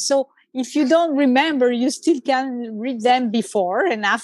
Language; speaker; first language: English; non-native, learner; French